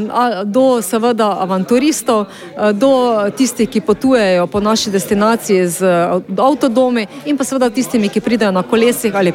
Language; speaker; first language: Slovenian; native; Slovenian